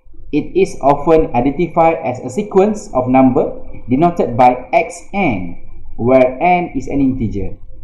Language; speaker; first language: English; non-native, local second language; Malay